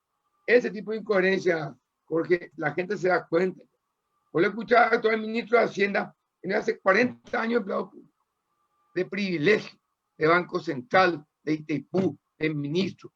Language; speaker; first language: Spanish; native; Spanish